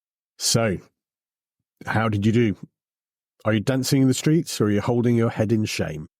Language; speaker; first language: English; native; English